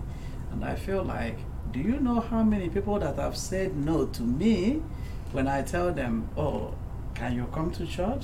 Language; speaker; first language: English; non-native, local second language; Igbo